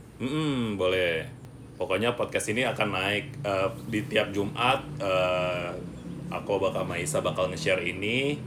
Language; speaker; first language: Indonesian; native; Indonesian